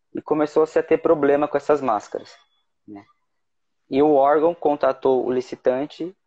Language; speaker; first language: Portuguese; native; Portuguese